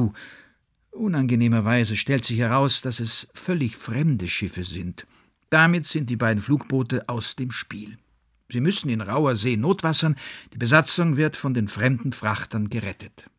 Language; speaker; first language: German; native; German